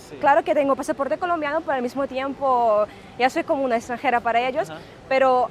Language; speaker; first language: Spanish; early bilingual, other home language; Ukrainian